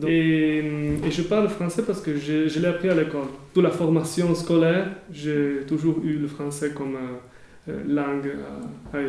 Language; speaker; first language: French; non-native, local second language; Italian